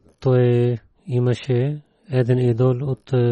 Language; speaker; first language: Bulgarian; non-native, fluent; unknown